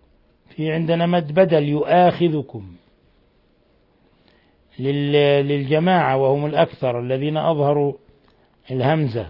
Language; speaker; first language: Arabic; native; Arabic